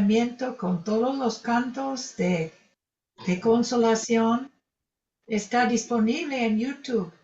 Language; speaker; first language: Spanish; non-native, fluent; English